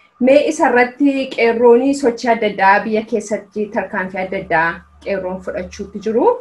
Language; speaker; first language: Oromo; native; Oromo